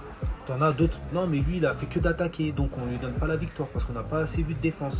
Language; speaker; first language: French; native; French